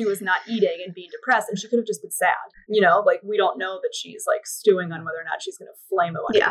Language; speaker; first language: English; native; English